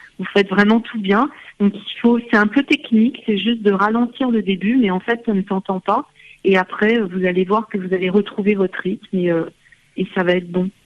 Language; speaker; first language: French; native; French